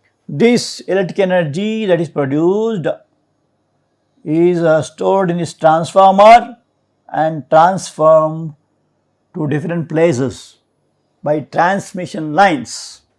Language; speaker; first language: English; non-native, local second language; Kannada